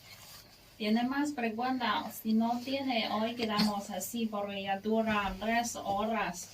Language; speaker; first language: Spanish; non-native, learner; Chinese